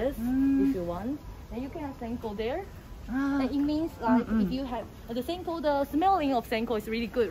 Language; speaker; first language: English; non-native, fluent; Chinese